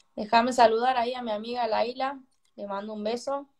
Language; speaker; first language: Spanish; native; Spanish